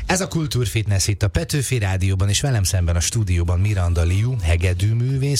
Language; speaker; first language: Hungarian; native; Hungarian